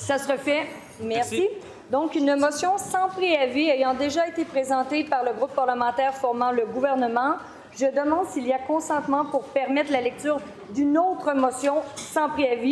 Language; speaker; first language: French; native; French